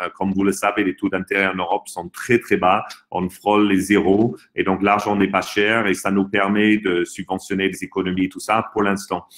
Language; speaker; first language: French; non-native, fluent; English